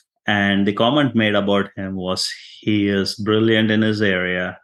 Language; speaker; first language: English; non-native, local second language; Tamil